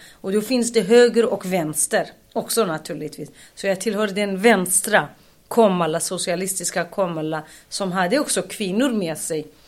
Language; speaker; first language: Swedish; non-native, fluent; Kurdish